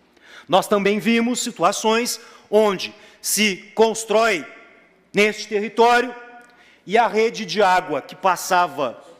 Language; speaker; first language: Portuguese; native; Portuguese